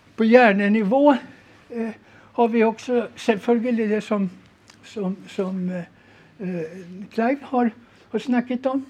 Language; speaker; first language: Swedish; native; Swedish